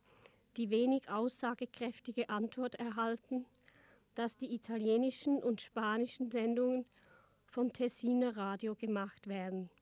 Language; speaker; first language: German; native; German